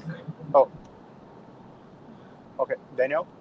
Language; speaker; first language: English; non-native, learner; Portuguese